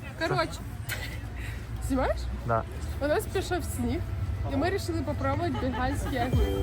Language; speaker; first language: Ukrainian; native; Ukrainian